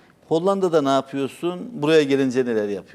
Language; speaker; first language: Turkish; native; Turkish